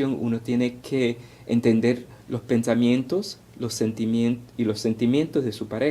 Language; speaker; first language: Spanish; early bilingual, heritage; Spanish